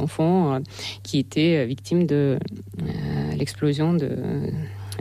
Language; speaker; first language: French; non-native, fluent; Russian